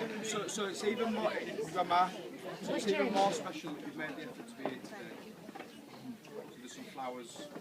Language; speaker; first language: English; native; English